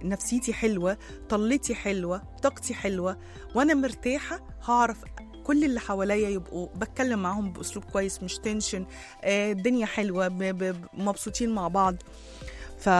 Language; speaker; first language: Arabic; native; Arabic